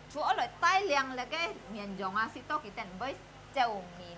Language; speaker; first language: Chinese; early bilingual, heritage; Hakka Chinese